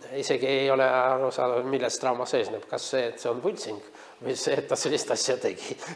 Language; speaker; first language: Estonian; non-native, local second language; Russian